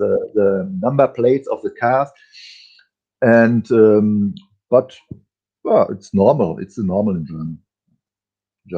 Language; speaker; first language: English; non-native, fluent; German